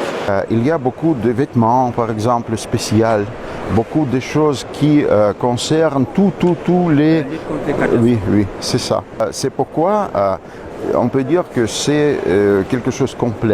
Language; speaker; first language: French; non-native, fluent; Russian